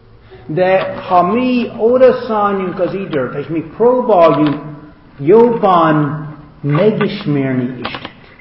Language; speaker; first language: Hungarian; non-native, learner; English